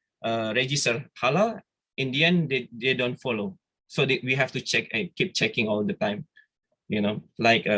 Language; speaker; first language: English; non-native, fluent; Indonesian